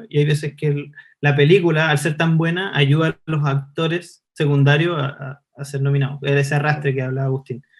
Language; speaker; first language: Spanish; native; Spanish